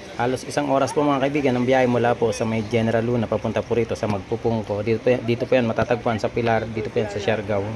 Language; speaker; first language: Filipino; native; Filipino